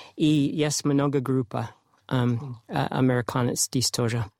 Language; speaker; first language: Russian; non-native, learner; English